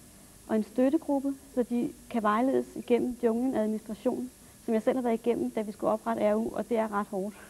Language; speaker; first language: Danish; native; Danish